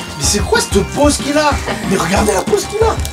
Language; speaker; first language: French; native; French